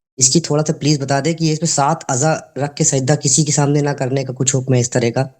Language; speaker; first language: Urdu; native; Urdu